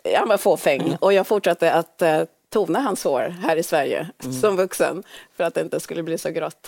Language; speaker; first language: Swedish; early bilingual, other home language; Swahili